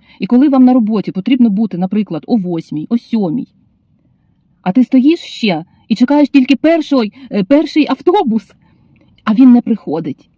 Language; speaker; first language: Ukrainian; native; Ukrainian